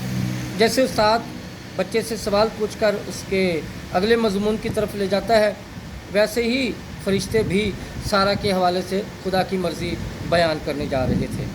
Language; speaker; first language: Urdu; native; Urdu